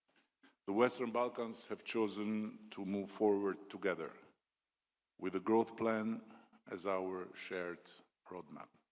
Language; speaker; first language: English; non-native, local second language; Albanian